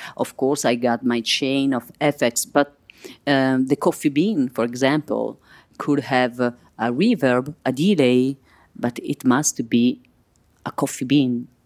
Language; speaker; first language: English; non-native, fluent; Italian